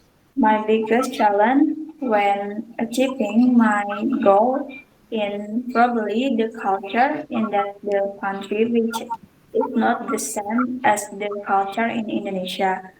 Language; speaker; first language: English; non-native, learner; Indonesian